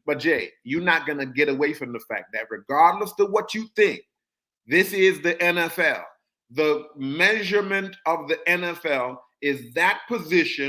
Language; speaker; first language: English; native; English